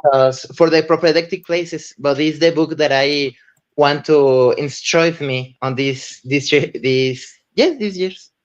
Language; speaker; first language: English; non-native, learner; Spanish